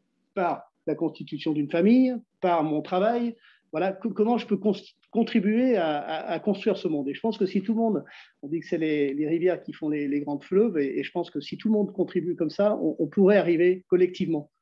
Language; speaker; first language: French; native; French